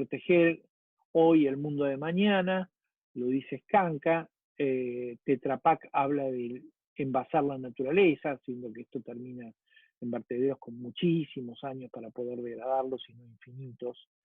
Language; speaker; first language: Spanish; native; Spanish